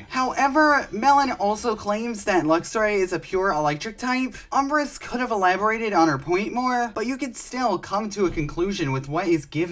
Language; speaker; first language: English; native; English